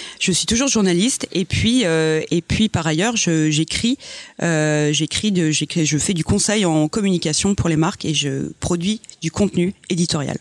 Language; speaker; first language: French; native; French